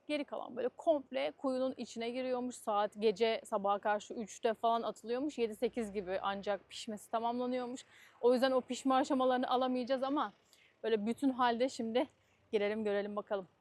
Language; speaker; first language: Turkish; native; Turkish